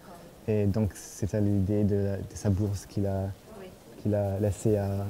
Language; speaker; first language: French; non-native, fluent; German